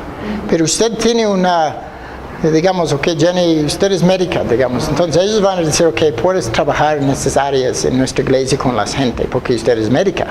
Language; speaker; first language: Spanish; non-native, fluent; English